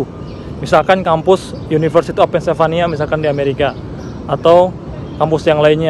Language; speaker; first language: Indonesian; non-native, local second language; Sundanese